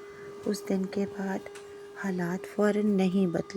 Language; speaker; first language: Urdu; native; Urdu